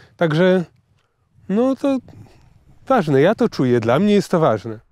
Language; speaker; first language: Polish; native; Polish